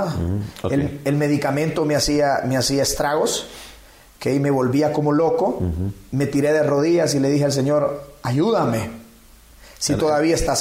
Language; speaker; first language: Spanish; native; Spanish